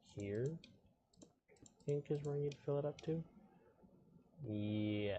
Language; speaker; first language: English; native; English